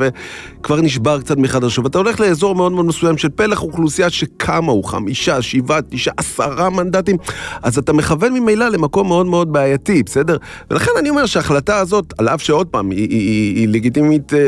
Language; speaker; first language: Hebrew; native; Hebrew